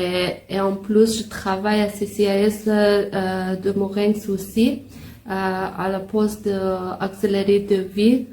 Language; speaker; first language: French; non-native, learner; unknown